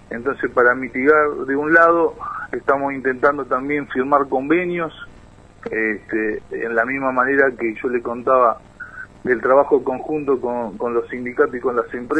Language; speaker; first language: Spanish; native; Spanish